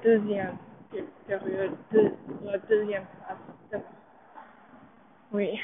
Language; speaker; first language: French; non-native, learner; English